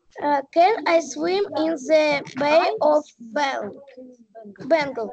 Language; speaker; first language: English; non-native, learner; Russian